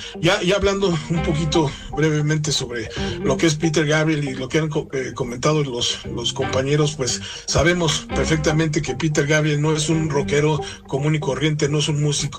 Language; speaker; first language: Spanish; native; Spanish